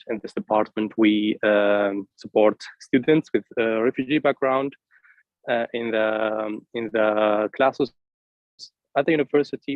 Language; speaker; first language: English; non-native, fluent; Arabic